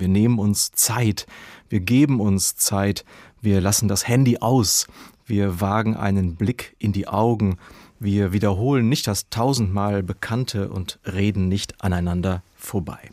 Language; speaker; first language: German; native; German